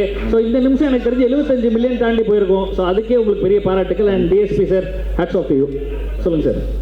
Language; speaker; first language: Tamil; native; Tamil